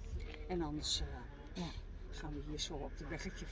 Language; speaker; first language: Dutch; native; Dutch